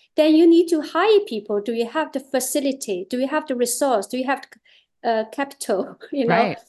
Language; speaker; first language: English; non-native, learner; Chinese